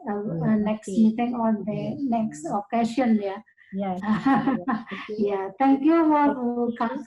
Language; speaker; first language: English; non-native, learner; Indonesian